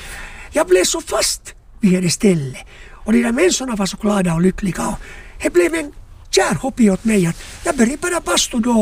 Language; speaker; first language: Swedish; non-native, local second language; Finnish